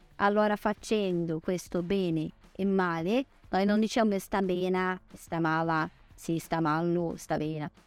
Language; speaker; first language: Italian; non-native, fluent; Portuguese